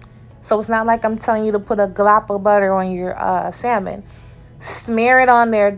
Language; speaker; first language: English; native; English